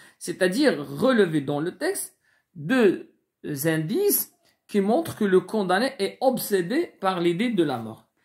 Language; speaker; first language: French; non-native, local second language; Arabic